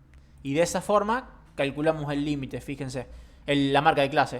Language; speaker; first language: Spanish; native; Spanish